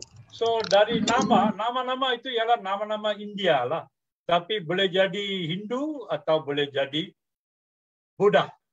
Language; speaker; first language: Malay; non-native, local second language; Tamil